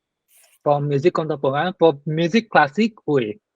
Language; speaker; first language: French; non-native, learner; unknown